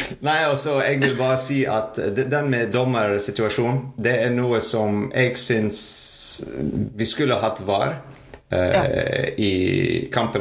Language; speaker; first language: Norwegian; non-native, fluent; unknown